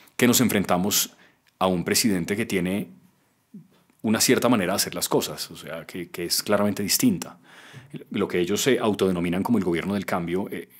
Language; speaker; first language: Spanish; native; Spanish